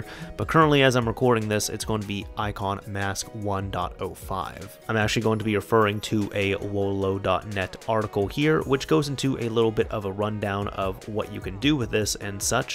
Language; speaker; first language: English; native; English